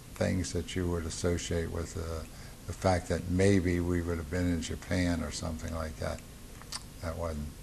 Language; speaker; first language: English; native; English